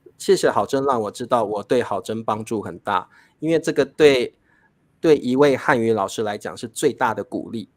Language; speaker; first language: Chinese; native; Chinese